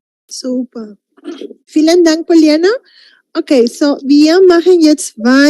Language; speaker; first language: German; non-native, fluent; Spanish